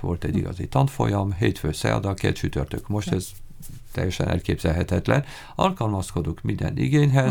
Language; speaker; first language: Hungarian; non-native, fluent; French